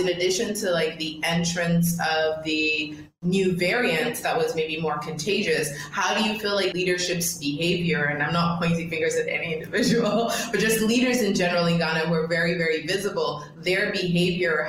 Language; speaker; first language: English; non-native, local second language; Krio